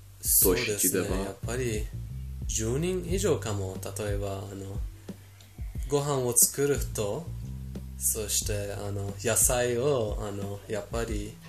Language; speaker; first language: Japanese; non-native, fluent; Persian